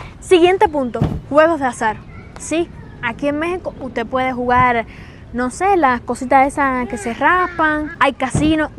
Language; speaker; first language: Spanish; native; Spanish